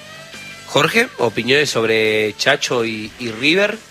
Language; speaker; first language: Spanish; native; Spanish